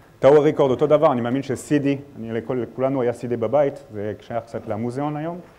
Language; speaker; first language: Hebrew; non-native, fluent; French